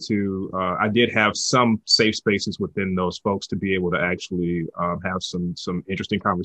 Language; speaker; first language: English; native; English